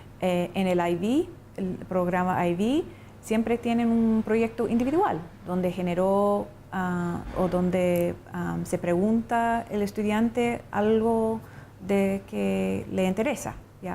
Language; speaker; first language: Spanish; non-native, fluent; English